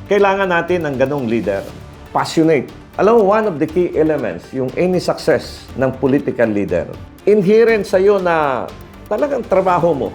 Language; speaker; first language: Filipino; non-native, local second language; Cebuano